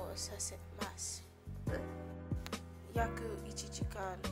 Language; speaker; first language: Japanese; non-native, learner; English